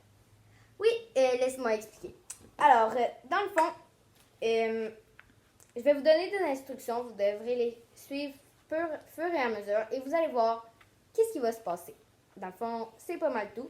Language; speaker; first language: French; native; French